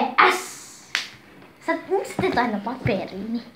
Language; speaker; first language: Finnish; early bilingual, other home language; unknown